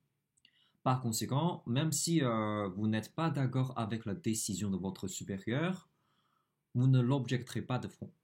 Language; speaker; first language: French; non-native, fluent; Chinese